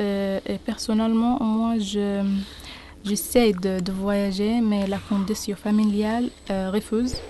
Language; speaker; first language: French; non-native, learner; Arabic